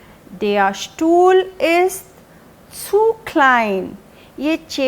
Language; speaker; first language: German; non-native, fluent; Hindi